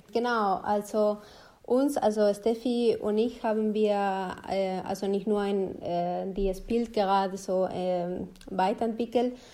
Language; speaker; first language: German; non-native, fluent; Spanish